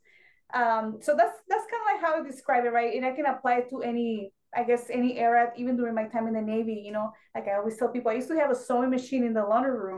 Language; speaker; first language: English; non-native, fluent; Spanish